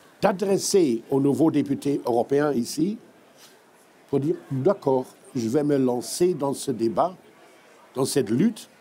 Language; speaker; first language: French; non-native, fluent; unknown